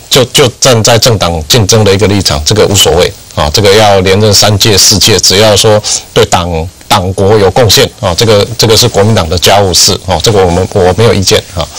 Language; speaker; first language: Chinese; native; Chinese